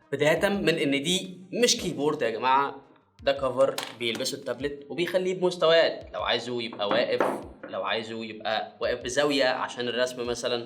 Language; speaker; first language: Arabic; native; Arabic